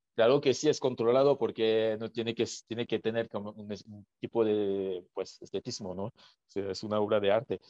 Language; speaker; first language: Spanish; non-native, fluent; French